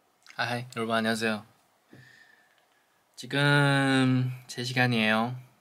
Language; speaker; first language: Korean; non-native, fluent; Chinese